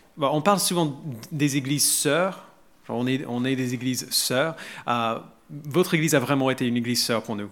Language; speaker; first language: French; non-native, fluent; English